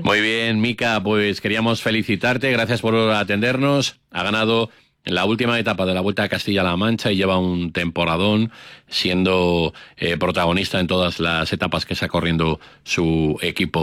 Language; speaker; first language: Spanish; native; Spanish